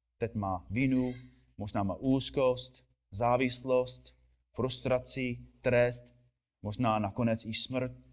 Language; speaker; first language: Czech; non-native, fluent; English